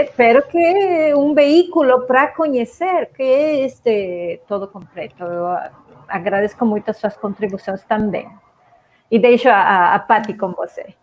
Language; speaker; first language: Portuguese; non-native, fluent; Spanish